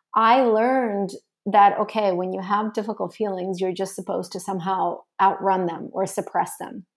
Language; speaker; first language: English; early bilingual, other home language; Russian